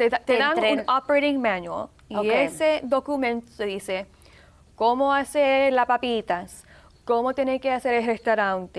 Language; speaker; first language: Spanish; early bilingual, heritage; Spanish